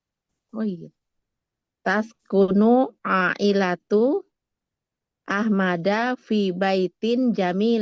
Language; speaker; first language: Arabic; non-native, learner; Indonesian